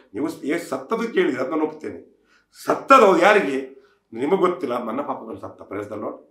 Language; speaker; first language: Kannada; non-native, local second language; Tulu